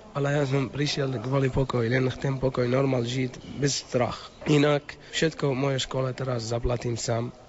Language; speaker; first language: Slovak; non-native, learner; Arabic